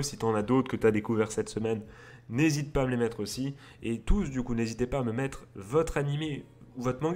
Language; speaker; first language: French; native; French